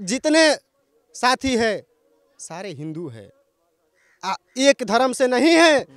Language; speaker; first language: Hindi; native; Hindi